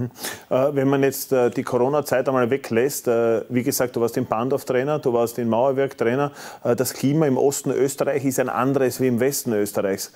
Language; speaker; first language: German; native; German